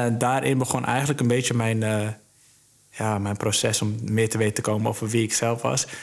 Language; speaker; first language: Dutch; early bilingual, other home language; Somali